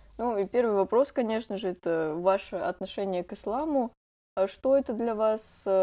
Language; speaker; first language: Russian; native; Russian